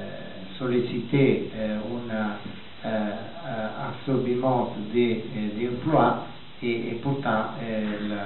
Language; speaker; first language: French; non-native, fluent; Italian